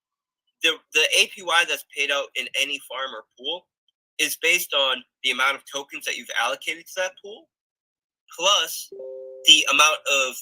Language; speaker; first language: English; native; English